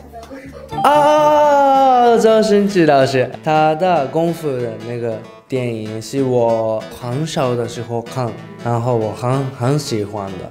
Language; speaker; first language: Chinese; non-native, learner; Japanese